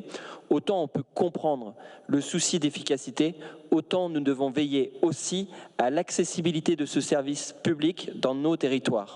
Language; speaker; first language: French; native; French